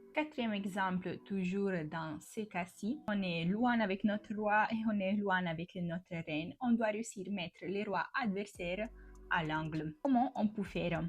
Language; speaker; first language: French; non-native, fluent; Italian